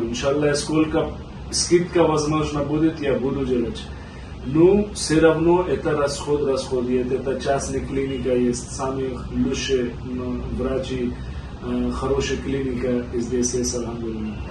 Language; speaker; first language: Russian; non-native, learner; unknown